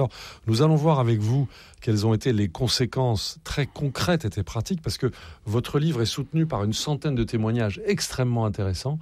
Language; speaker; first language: French; native; French